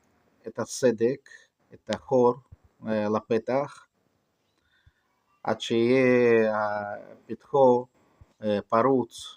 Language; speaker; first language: Hebrew; non-native, fluent; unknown